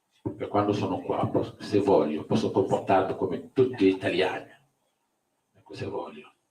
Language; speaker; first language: Italian; non-native, fluent; Wolof